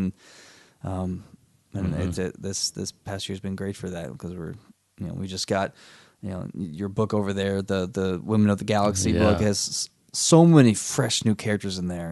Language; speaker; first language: English; native; English